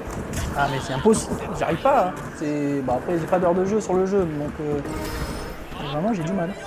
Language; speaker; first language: French; native; French